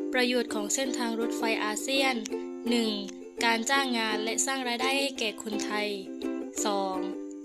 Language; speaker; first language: Thai; native; Thai